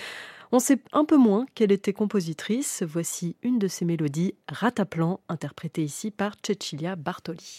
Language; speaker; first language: French; native; French